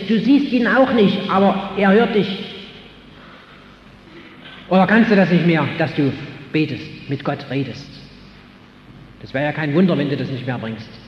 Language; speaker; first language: German; native; German